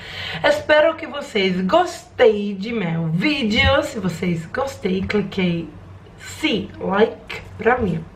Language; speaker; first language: Portuguese; non-native, learner; Croatian